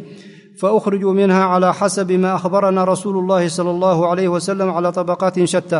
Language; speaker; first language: Arabic; native; Arabic